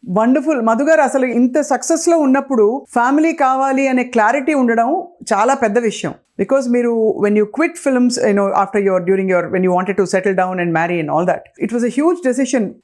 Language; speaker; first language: Telugu; native; Telugu